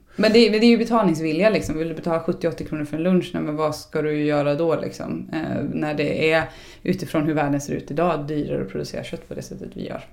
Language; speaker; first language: Swedish; native; Swedish